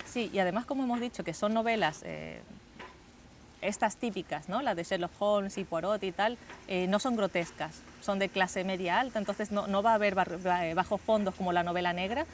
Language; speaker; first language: Spanish; native; Spanish